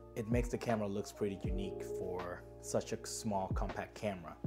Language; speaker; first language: English; non-native, fluent; Thai